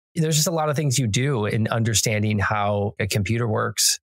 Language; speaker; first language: English; native; English